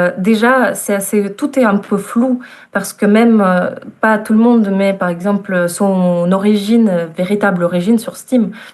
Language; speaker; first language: French; non-native, fluent; Russian